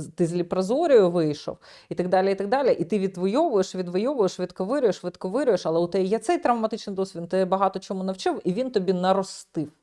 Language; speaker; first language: Ukrainian; native; Ukrainian